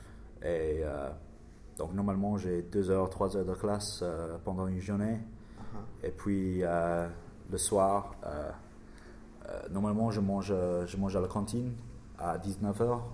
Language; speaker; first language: French; non-native, learner; English